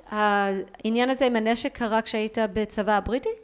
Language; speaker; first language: Hebrew; native; Hebrew